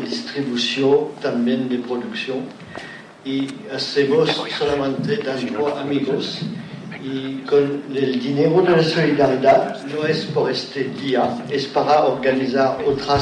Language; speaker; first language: Spanish; non-native, learner; French